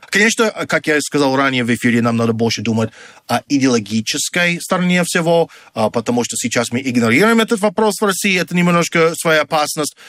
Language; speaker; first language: Russian; non-native, fluent; English